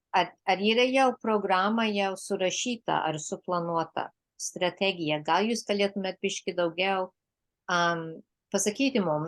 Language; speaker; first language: Lithuanian; early bilingual, heritage; Lithuanian